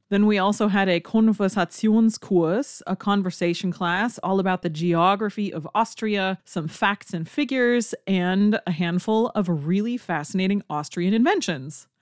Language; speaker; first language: English; native; English